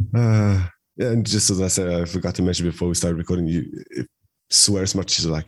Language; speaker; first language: English; non-native, fluent; Norwegian